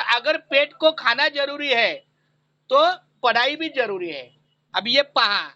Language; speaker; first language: Hindi; non-native, local second language; Marathi